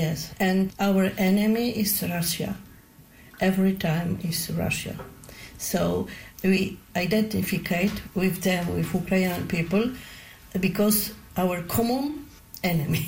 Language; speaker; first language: English; non-native, learner; Polish